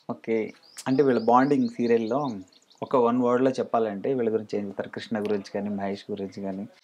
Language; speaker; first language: Telugu; native; Telugu